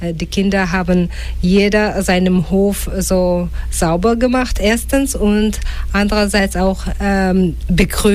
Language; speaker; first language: German; non-native, fluent; Russian